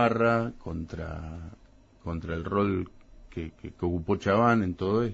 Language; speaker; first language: Spanish; native; Spanish